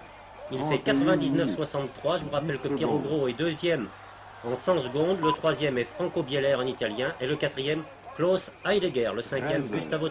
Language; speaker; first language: French; native; French